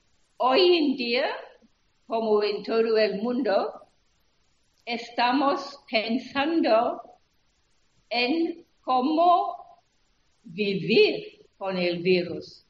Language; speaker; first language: Spanish; non-native, fluent; English